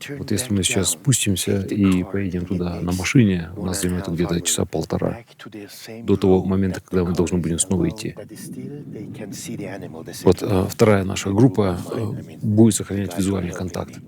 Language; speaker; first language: Russian; native; Russian